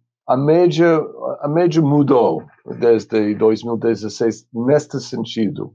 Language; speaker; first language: Portuguese; non-native, fluent; English